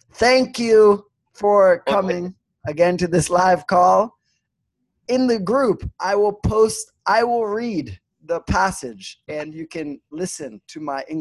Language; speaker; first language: English; non-native, fluent; Swedish